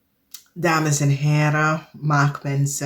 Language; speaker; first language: Dutch; non-native, fluent; English